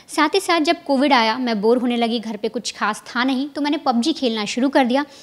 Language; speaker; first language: Hindi; native; Hindi